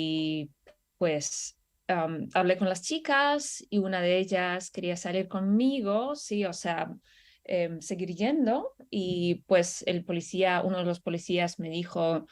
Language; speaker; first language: Spanish; non-native, fluent; Russian